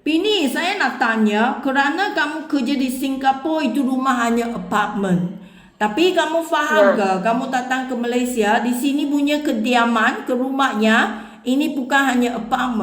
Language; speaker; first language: Indonesian; non-native, learner; Filipino